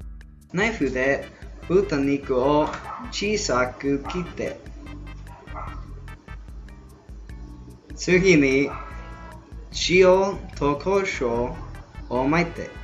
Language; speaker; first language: Japanese; non-native, learner; English